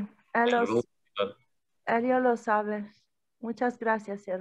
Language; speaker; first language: Spanish; non-native, learner; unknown